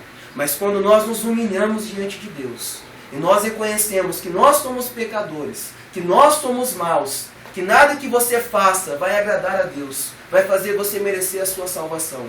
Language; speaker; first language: Portuguese; native; Portuguese